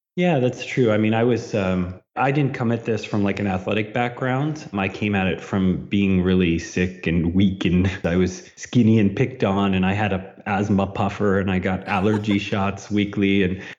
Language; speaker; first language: English; early bilingual, other home language; Italian